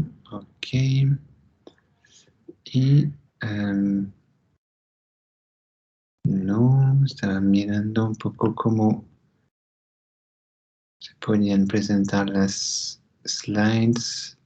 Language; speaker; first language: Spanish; non-native, fluent; French